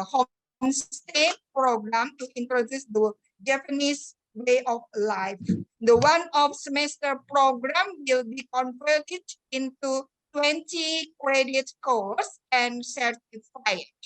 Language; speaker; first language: English; non-native, fluent; Indonesian